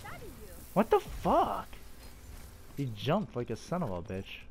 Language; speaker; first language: English; native; English